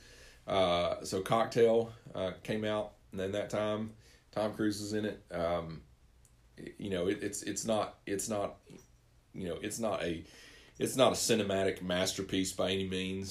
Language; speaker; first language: English; native; English